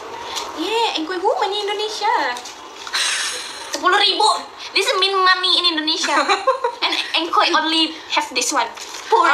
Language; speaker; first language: English; non-native, learner; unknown